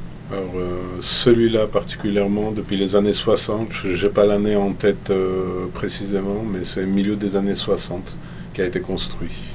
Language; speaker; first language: French; native; French